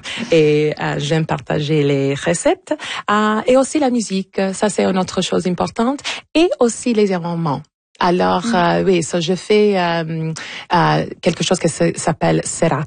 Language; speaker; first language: French; non-native, local second language; English